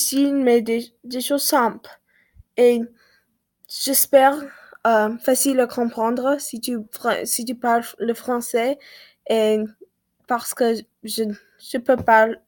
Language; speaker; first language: French; non-native, learner; English